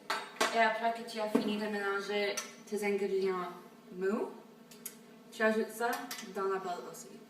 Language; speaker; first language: French; non-native, learner; English